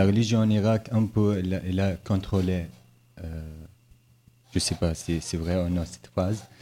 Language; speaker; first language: French; non-native, learner; Arabic